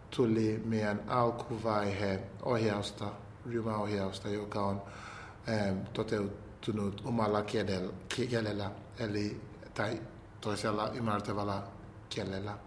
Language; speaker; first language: Finnish; non-native, fluent; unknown